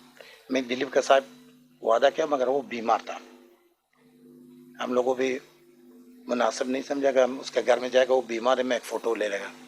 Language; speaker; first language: Hindi; non-native, learner; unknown